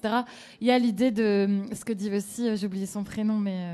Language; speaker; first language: French; native; French